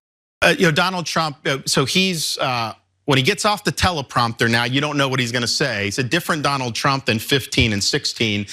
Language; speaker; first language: English; native; English